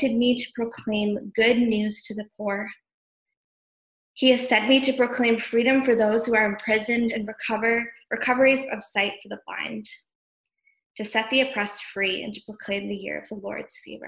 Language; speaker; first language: English; native; English